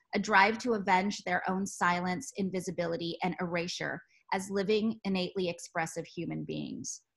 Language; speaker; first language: English; native; English